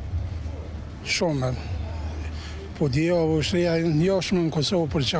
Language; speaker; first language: Albanian; native; Albanian